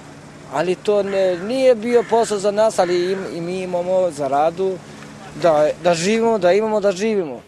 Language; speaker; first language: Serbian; non-native, local second language; Romany